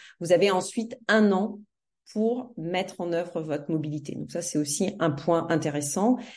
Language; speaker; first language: French; native; French